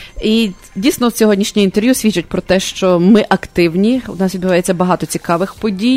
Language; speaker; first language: Ukrainian; native; Ukrainian